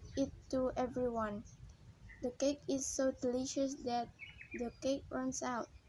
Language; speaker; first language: English; non-native, learner; Indonesian